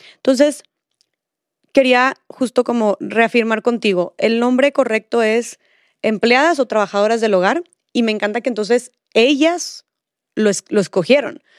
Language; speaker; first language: Spanish; native; Spanish